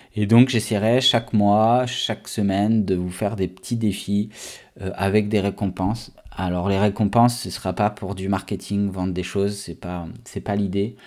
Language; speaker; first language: French; native; French